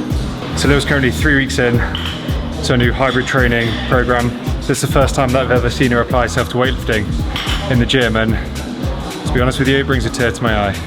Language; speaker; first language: English; native; English